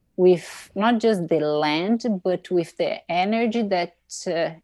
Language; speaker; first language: English; non-native, fluent; Portuguese